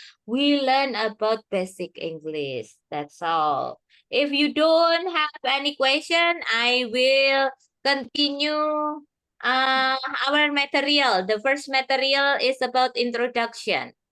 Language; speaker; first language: English; non-native, fluent; Indonesian